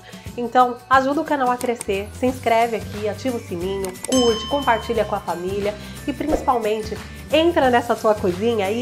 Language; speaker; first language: Portuguese; native; Portuguese